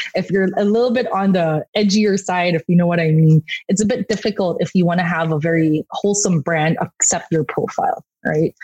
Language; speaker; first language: English; non-native, local second language; Korean